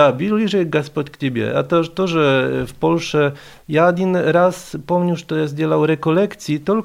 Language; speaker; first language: Russian; non-native, fluent; Polish